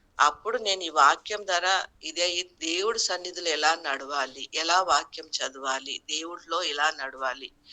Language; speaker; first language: Telugu; non-native, local second language; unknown